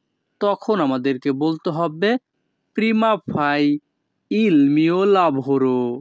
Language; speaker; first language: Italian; non-native, fluent; Bangla